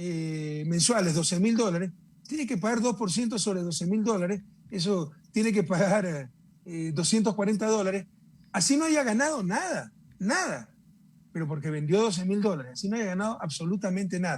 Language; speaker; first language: Spanish; native; Spanish